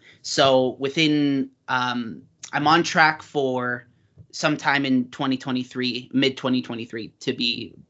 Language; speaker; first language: English; native; English